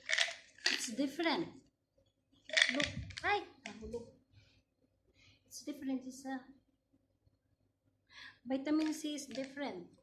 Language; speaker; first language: English; non-native, learner; Filipino